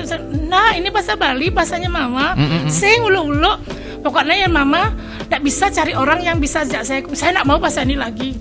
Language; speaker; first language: Indonesian; non-native, local second language; Balinese